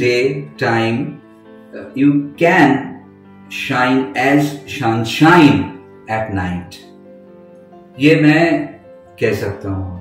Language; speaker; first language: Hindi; non-native, local second language; Bangla